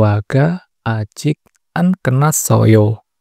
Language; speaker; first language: Korean; non-native, learner; Indonesian